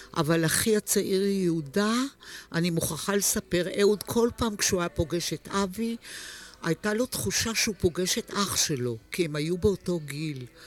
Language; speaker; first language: Hebrew; native; Hebrew